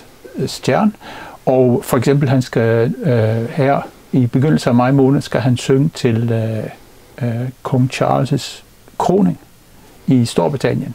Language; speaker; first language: Danish; non-native, fluent; English